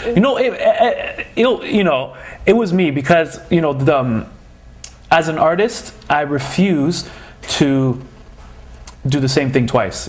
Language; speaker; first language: English; early bilingual, other home language; Portuguese